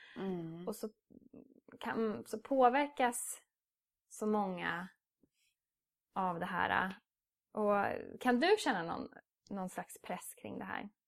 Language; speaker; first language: Swedish; native; Swedish